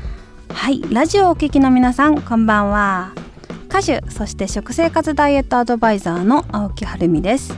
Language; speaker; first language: Japanese; native; Japanese